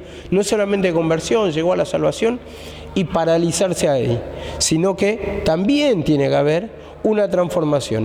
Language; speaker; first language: Spanish; native; Spanish